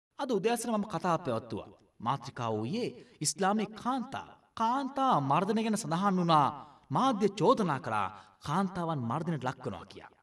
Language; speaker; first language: Sinhala; non-native, local second language; Tamil